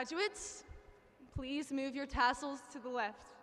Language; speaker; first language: English; native; English